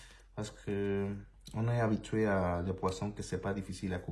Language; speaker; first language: French; non-native, learner; Spanish